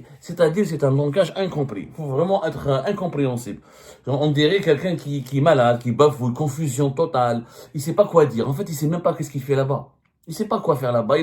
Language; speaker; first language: French; non-native, local second language; Arabic